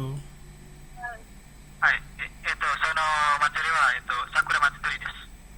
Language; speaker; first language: Japanese; non-native, learner; Indonesian